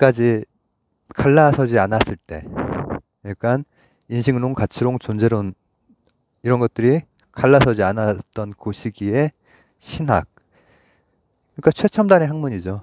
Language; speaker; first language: Korean; native; Korean